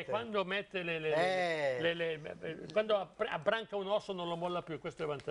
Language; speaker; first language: Italian; native; Italian